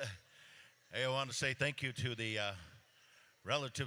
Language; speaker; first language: English; native; English